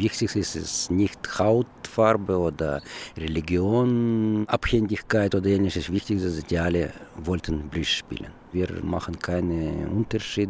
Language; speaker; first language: German; non-native, learner; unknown